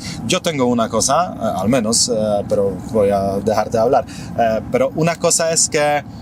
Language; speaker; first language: Spanish; non-native, fluent; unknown